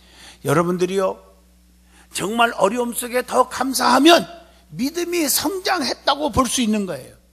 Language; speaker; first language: Korean; native; Korean